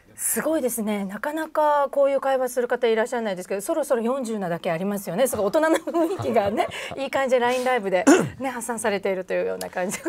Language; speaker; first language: Japanese; native; Japanese